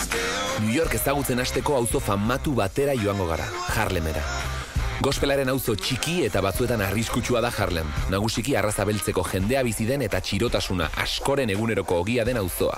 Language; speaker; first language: Basque; native; Basque